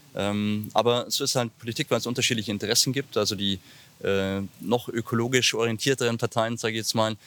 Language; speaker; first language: German; native; German